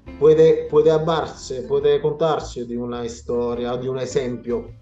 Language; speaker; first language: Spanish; non-native, learner; Italian